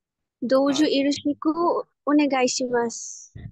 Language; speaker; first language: Japanese; non-native, learner; Bangla